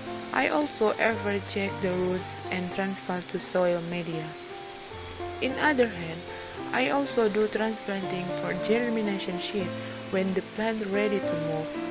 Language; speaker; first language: English; non-native, learner; Indonesian